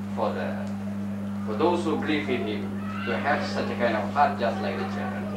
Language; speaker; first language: English; non-native, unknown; Indonesian